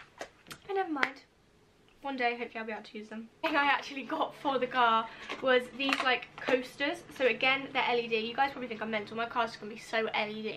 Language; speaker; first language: English; native; English